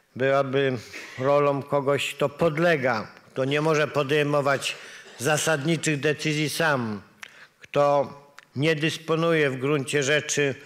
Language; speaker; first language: Polish; native; Polish